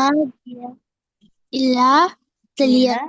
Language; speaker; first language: Indonesian; non-native, learner; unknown